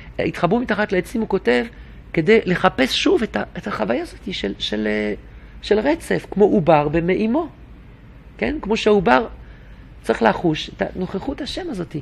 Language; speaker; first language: Hebrew; non-native, fluent; French